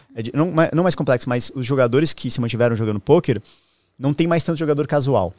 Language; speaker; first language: Portuguese; native; Portuguese